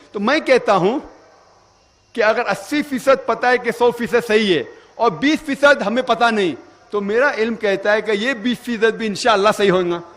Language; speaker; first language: Urdu; non-native, local second language; Konkani